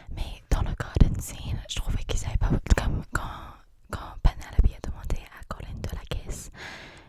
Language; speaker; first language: French; early bilingual, heritage; English